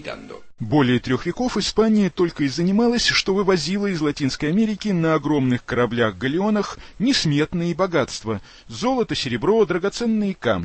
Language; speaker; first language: Russian; native; Russian